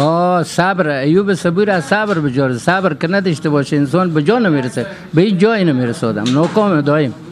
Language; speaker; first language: Persian; native; Persian